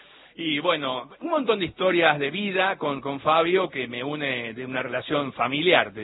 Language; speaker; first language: Spanish; native; Spanish